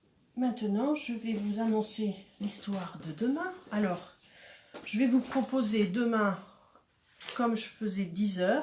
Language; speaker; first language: French; native; French